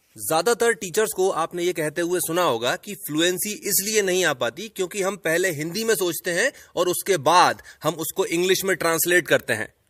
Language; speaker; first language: Hindi; native; Hindi